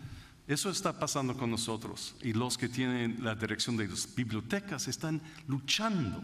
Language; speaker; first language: Spanish; non-native, fluent; English